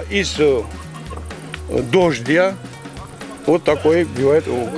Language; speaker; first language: Russian; non-native, fluent; Georgian